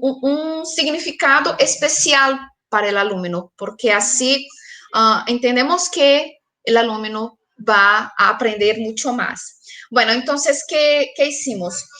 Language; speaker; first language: Spanish; non-native, fluent; Portuguese